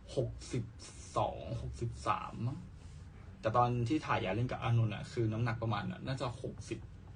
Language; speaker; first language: Thai; native; Thai